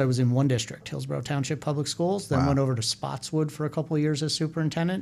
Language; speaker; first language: English; native; English